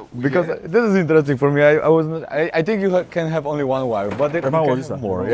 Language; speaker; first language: English; non-native, learner; Polish